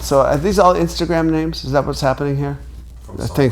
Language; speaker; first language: English; native; English